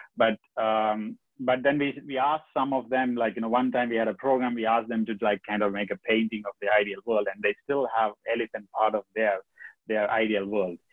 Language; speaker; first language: English; non-native, local second language; Tamil